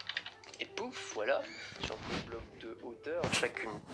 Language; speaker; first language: French; native; French